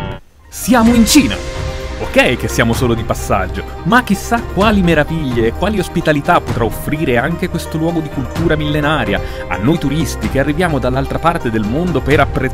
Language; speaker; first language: Italian; native; Italian